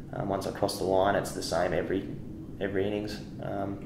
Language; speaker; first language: English; native; English